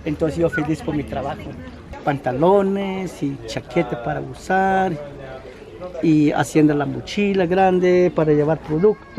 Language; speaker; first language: Spanish; non-native, local second language; Kaqchikel